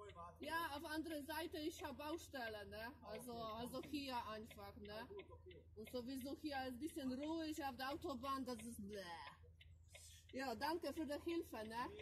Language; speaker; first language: German; non-native, learner; Polish